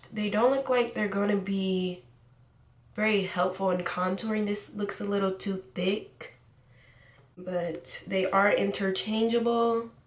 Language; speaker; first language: English; native; English